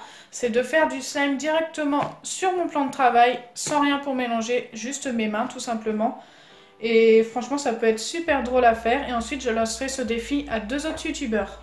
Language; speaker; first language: French; native; French